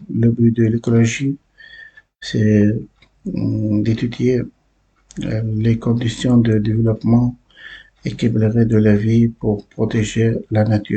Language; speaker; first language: French; non-native, learner; Uzbek